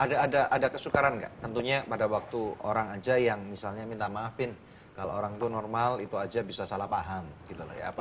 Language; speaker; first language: Indonesian; native; Indonesian